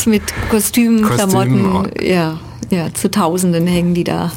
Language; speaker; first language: German; native; German